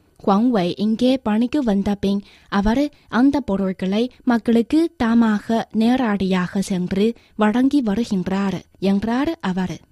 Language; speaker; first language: Tamil; non-native, fluent; Chinese